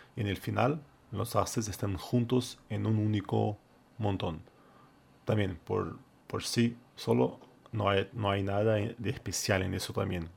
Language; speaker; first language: Spanish; non-native, fluent; Portuguese